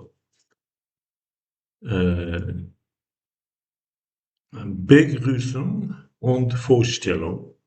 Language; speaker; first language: German; non-native, fluent; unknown